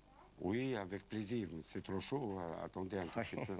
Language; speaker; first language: French; non-native, local second language; Arabic